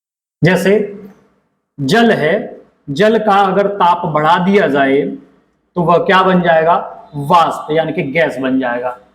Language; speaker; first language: Hindi; native; Hindi